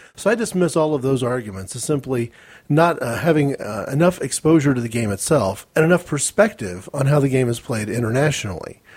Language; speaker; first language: English; native; English